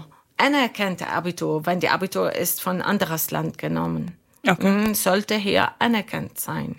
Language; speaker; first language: German; non-native, learner; Arabic